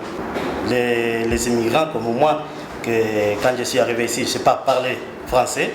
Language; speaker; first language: French; non-native, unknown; Portuguese